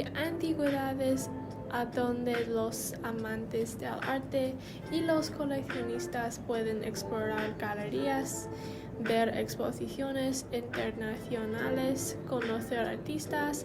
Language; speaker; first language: Spanish; non-native, learner; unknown